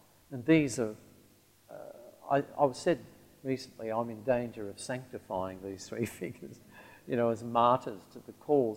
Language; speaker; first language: English; native; English